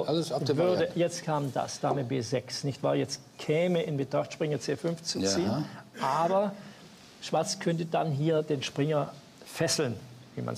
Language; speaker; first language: German; native; German